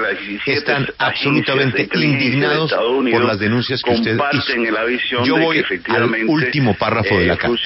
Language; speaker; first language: Spanish; native; Spanish